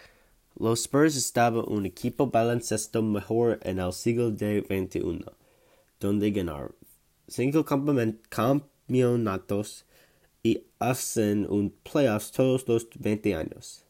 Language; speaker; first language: Spanish; non-native, learner; English